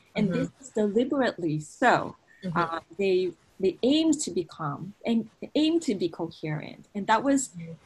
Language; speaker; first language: English; non-native, fluent; Japanese